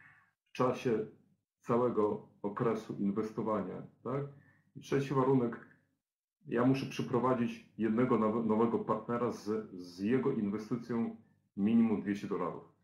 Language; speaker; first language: Polish; native; Polish